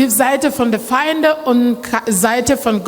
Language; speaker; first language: German; non-native, learner; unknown